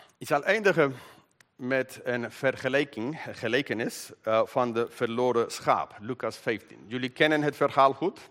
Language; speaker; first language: Dutch; non-native, fluent; English